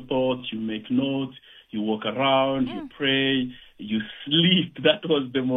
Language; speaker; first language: English; non-native, local second language; Venda